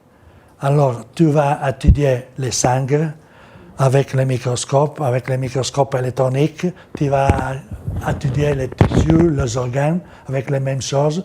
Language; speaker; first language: French; non-native, learner; Italian